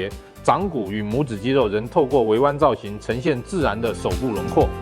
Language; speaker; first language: Chinese; native; Chinese